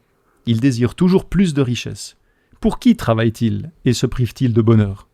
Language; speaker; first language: French; native; French